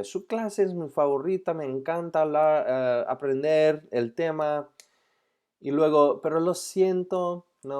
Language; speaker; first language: Spanish; non-native, fluent; English